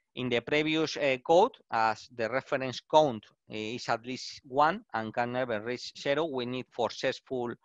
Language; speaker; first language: English; non-native, learner; Spanish